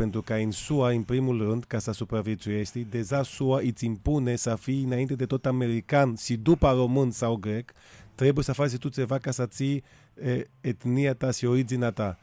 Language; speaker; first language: Romanian; non-native, fluent; Greek